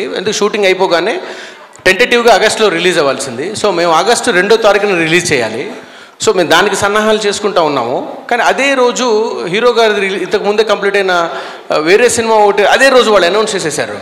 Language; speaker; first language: Telugu; native; Telugu